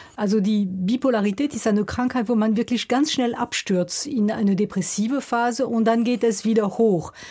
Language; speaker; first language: German; non-native, local second language; French